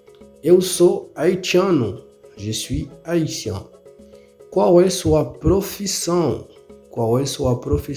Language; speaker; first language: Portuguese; non-native, learner; Haitian Creole